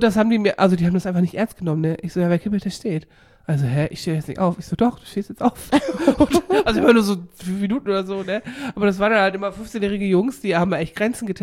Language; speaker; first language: German; native; German